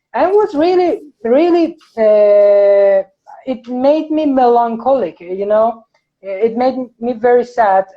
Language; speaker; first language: English; non-native, fluent; Persian